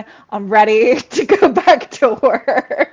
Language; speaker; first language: English; native; English